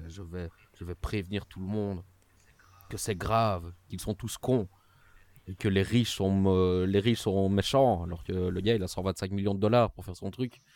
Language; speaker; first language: French; native; French